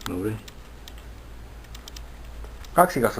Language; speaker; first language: Bulgarian; non-native, learner; Finnish